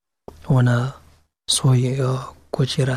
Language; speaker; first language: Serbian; non-native, learner; Pashto